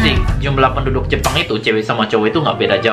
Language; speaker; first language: Indonesian; native; Indonesian